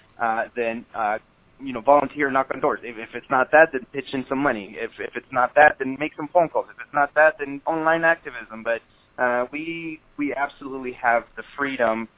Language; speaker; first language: English; early bilingual, other home language; Spanish